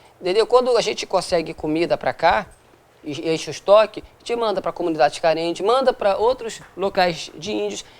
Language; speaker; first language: Portuguese; native; Portuguese